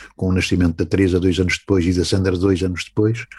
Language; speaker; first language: Portuguese; native; Portuguese